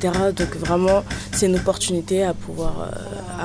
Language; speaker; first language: French; non-native, fluent; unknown